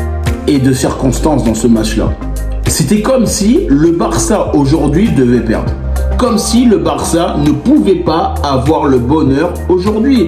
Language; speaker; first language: French; native; French